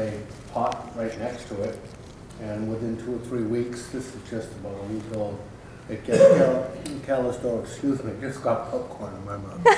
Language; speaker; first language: English; native; English